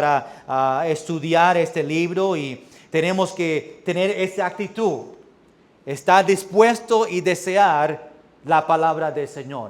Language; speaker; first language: Spanish; early bilingual, heritage; English